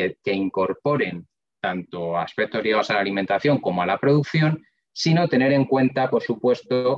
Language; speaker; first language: Spanish; native; Spanish